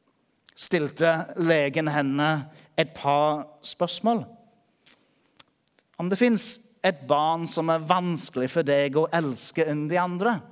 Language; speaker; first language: Norwegian; non-native, fluent; English